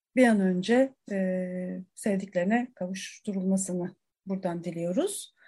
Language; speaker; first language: Turkish; native; Turkish